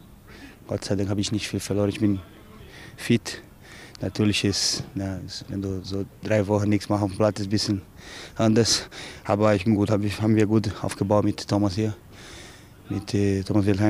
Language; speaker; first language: German; non-native, fluent; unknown